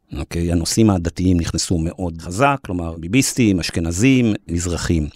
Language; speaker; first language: Hebrew; native; Hebrew